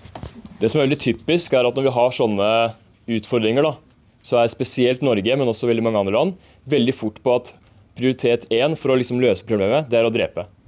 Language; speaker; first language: Norwegian; native; Norwegian